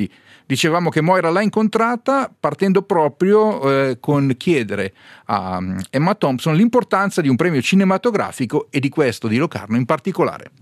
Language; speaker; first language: Italian; native; Italian